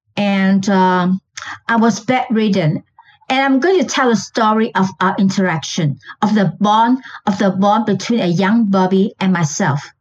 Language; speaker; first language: English; non-native, local second language; Chinese